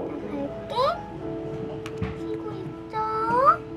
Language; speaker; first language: Korean; native; Korean